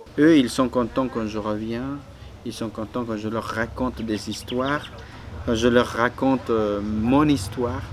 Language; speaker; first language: French; non-native, fluent; Spanish